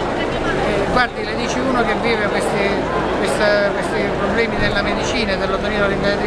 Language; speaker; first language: Italian; native; Italian